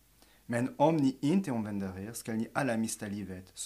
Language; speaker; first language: Swedish; non-native, fluent; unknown